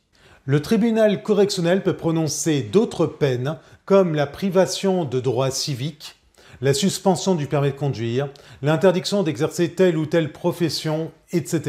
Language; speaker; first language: French; native; French